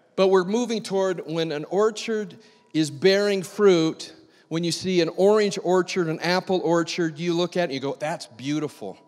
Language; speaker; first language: English; native; English